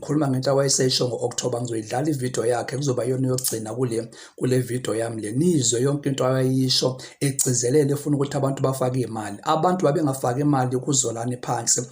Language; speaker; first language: Zulu; non-native, local second language; Xhosa